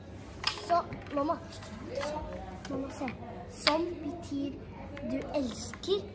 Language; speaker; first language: Norwegian; early bilingual, other home language; Filipino